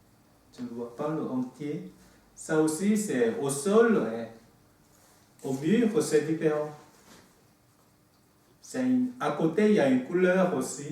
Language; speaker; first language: French; non-native, learner; Korean